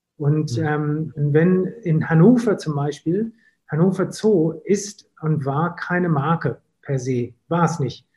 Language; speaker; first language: German; non-native, fluent; English